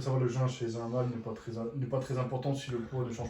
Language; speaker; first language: French; native; French